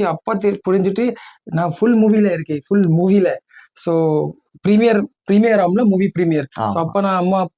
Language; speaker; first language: Tamil; early bilingual, heritage; Tamil